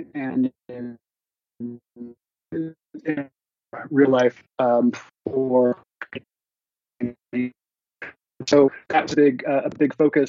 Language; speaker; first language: English; native; English